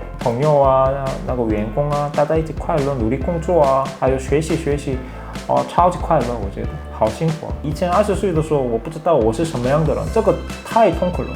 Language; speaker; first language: Chinese; non-native, fluent; Korean